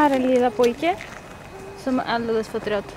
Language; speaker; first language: Swedish; non-native, learner; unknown